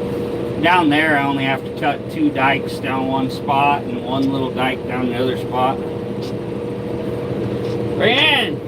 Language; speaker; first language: English; native; English